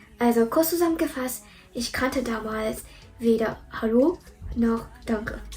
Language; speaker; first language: German; early bilingual, other home language; Vietnamese